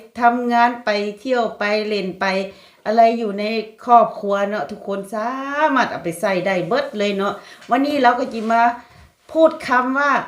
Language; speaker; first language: Thai; non-native, local second language; Lao